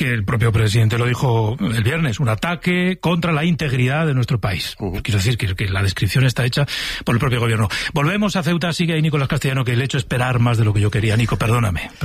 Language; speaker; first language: Spanish; native; Spanish